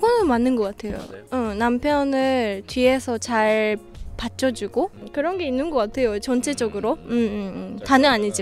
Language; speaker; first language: Korean; non-native, fluent; Japanese